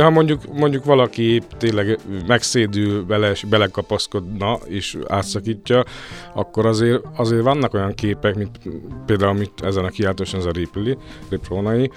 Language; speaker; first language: Hungarian; native; Hungarian